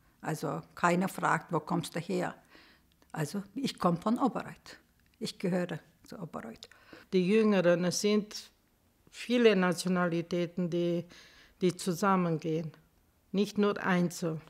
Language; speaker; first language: German; non-native, fluent; Romanian